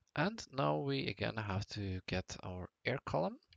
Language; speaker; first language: English; non-native, fluent; Latvian